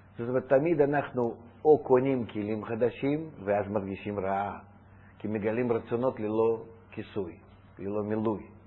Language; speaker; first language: Hebrew; non-native, fluent; Russian